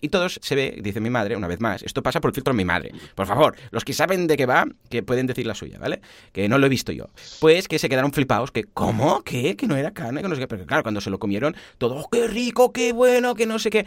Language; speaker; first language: Spanish; native; Spanish